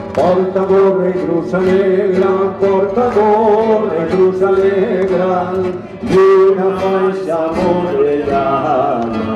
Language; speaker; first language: Catalan; non-native, local second language; Spanish